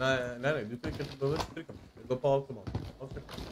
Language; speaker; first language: Swedish; native; Swedish